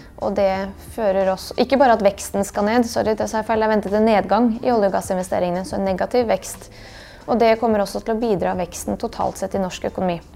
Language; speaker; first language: Norwegian; early bilingual, other home language; Bosnian